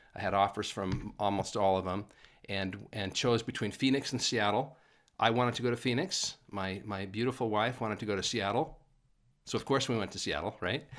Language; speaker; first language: English; native; English